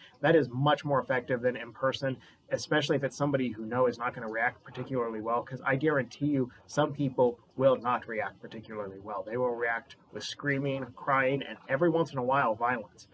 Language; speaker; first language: English; native; English